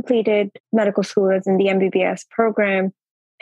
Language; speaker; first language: English; non-native, local second language; Urdu